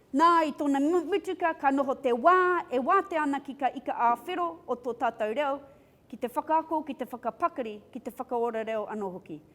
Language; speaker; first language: Māori; non-native, local second language; English